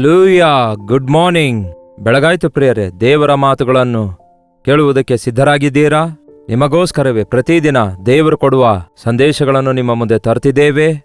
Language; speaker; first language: Kannada; native; Kannada